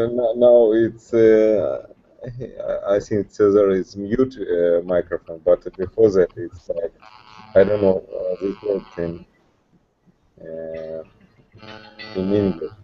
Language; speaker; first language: English; non-native, learner; Russian